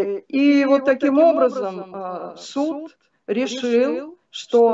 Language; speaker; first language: Russian; native; Russian